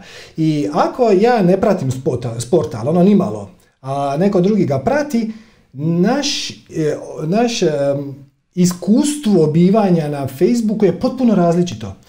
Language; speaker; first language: Croatian; native; Croatian